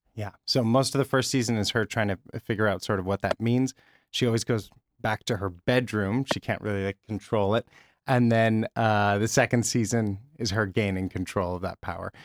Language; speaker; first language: English; native; English